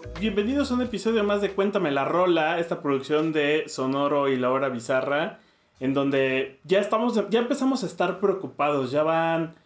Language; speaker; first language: Spanish; native; Spanish